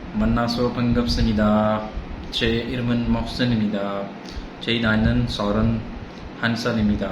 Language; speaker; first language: Korean; non-native, fluent; Urdu